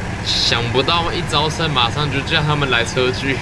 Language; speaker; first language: Chinese; native; Chinese